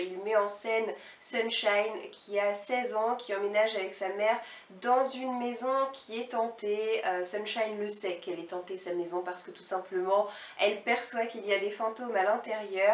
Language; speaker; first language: French; native; French